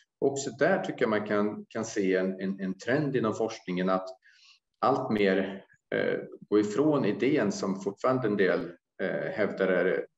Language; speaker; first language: Swedish; native; Swedish